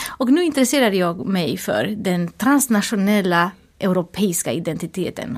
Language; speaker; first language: Swedish; non-native, fluent; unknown